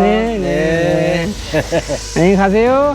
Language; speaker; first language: Korean; non-native, learner; Bangla